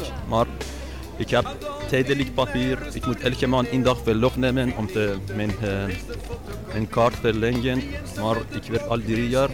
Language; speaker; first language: Dutch; non-native, learner; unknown